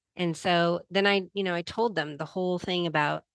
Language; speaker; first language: English; native; English